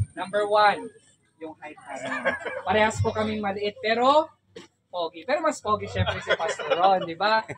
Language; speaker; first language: Filipino; non-native, local second language; Iloko